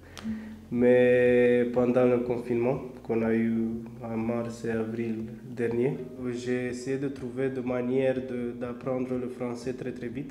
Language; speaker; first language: French; non-native, learner; Romanian